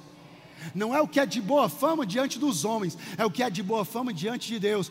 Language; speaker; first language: Portuguese; native; Portuguese